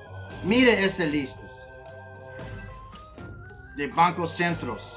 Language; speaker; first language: Spanish; non-native, learner; English